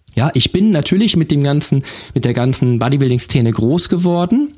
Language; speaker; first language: German; native; German